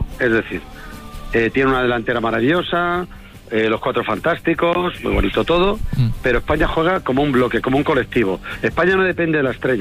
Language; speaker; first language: Spanish; native; Spanish